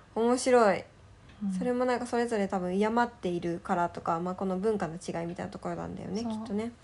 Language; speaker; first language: Japanese; native; Japanese